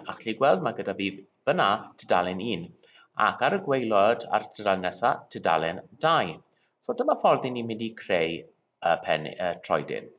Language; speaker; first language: Welsh; non-native, local second language; English